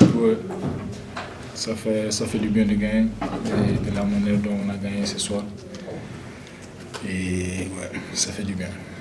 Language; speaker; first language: French; non-native, fluent; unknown